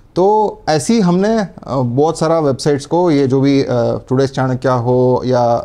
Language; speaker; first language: Hindi; non-native, local second language; Kannada